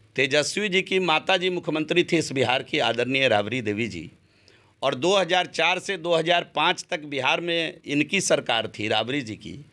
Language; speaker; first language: Hindi; native; Hindi